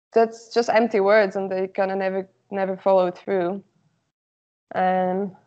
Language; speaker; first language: English; non-native, fluent; Slovak